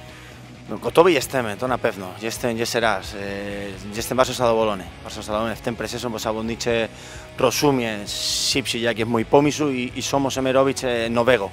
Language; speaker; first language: Polish; non-native, learner; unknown